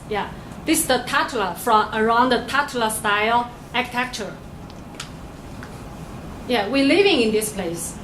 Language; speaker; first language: English; non-native, learner; Chinese